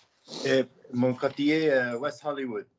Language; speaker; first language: French; non-native, learner; English